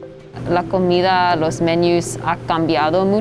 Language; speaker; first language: Spanish; non-native, learner; English